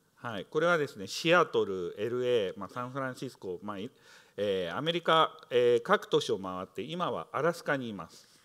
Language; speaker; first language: Japanese; native; Japanese